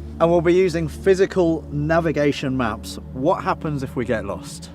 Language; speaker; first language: English; native; English